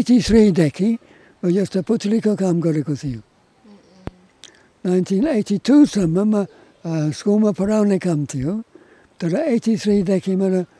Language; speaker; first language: Nepali; non-native, learner; English